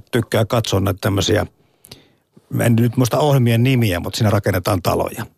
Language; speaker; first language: Finnish; native; Finnish